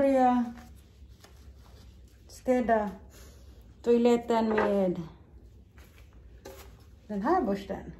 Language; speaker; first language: Swedish; non-native, learner; Cebuano